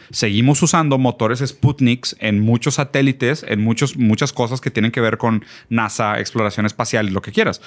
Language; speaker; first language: Spanish; early bilingual, other home language; Portuguese